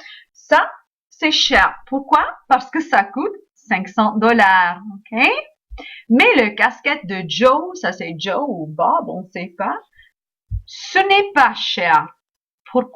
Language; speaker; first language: French; non-native, fluent; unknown